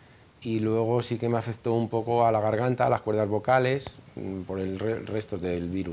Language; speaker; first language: Spanish; native; Spanish